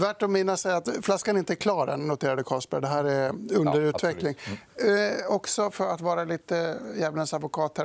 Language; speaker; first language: Swedish; native; Swedish